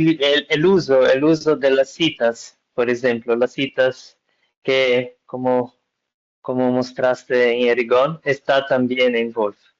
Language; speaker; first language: Spanish; non-native, fluent; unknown